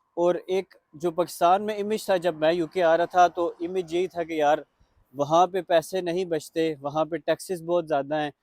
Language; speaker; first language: Urdu; non-native, local second language; Pashto